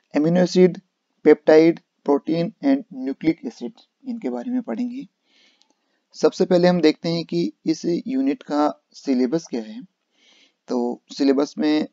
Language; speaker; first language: Hindi; native; Hindi